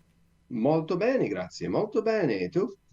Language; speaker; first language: Italian; non-native, learner; English